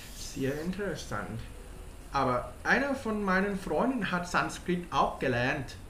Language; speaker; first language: German; non-native, learner; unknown